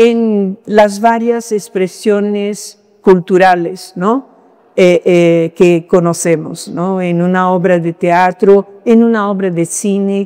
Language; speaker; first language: Spanish; non-native, fluent; Portuguese